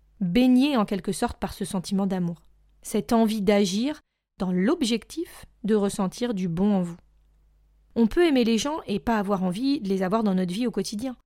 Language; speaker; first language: French; native; French